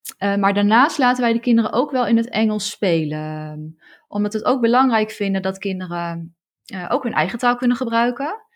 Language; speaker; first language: Dutch; native; Dutch